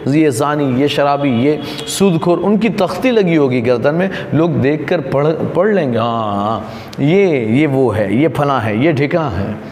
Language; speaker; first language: Urdu; non-native, local second language; Gujarati